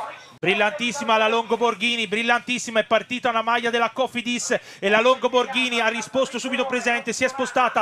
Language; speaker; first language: Italian; native; Italian